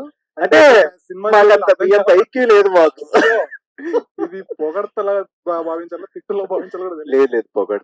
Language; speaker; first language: Telugu; native; Telugu